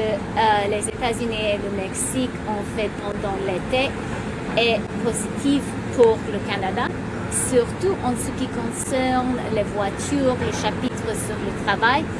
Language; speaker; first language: French; non-native, local second language; English